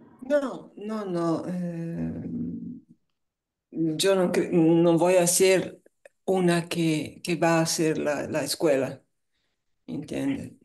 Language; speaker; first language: Spanish; non-native, fluent; Italian